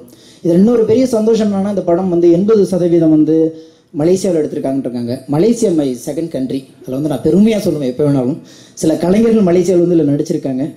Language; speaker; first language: Tamil; native; Tamil